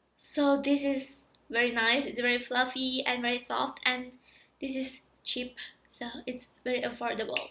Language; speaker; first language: English; non-native, fluent; Indonesian